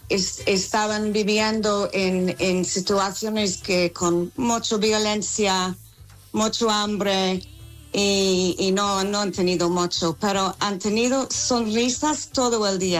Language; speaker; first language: Spanish; non-native, fluent; English